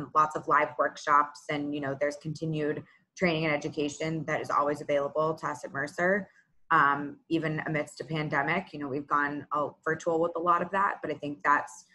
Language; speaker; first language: English; native; English